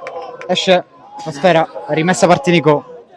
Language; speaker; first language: Italian; native; Italian